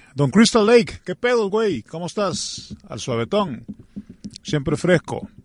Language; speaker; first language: Spanish; native; Spanish